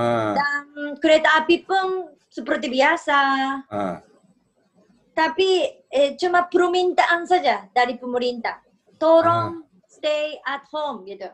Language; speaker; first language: Indonesian; non-native, fluent; Japanese